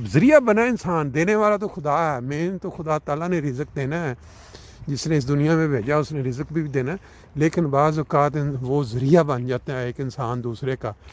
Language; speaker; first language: Urdu; non-native, local second language; Punjabi